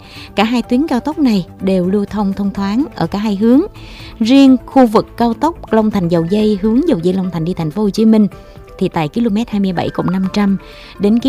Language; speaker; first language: Vietnamese; native; Vietnamese